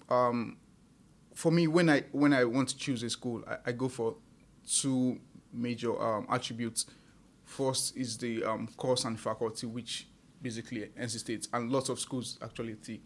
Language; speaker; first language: English; non-native, local second language; Yoruba